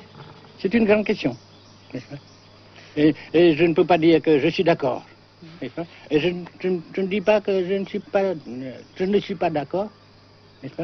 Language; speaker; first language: French; non-native, local second language; Vietnamese